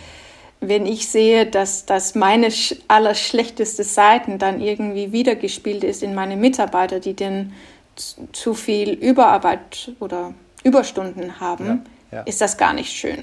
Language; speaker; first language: German; non-native, fluent; Danish